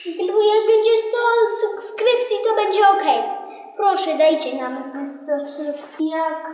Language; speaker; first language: Polish; early bilingual, heritage; Polish